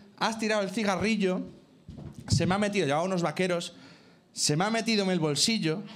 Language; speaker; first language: Spanish; native; Spanish